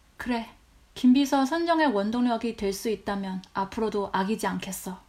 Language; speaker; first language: Korean; non-native, fluent; Chinese